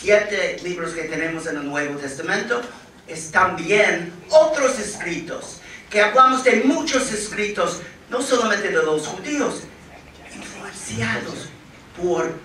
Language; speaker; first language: Spanish; non-native, fluent; English